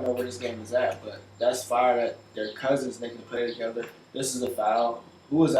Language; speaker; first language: English; native; English